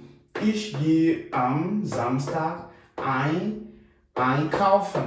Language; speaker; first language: German; non-native, learner; French